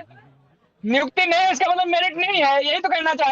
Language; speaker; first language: Hindi; native; Hindi